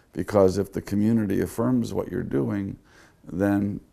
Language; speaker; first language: English; native; English